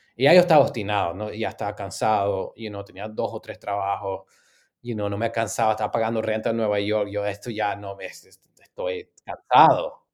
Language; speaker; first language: Spanish; early bilingual, heritage; Spanish